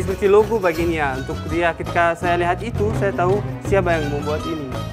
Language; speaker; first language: Indonesian; non-native, learner; Arabic